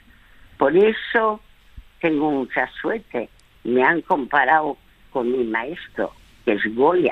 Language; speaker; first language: Spanish; early bilingual, other home language; French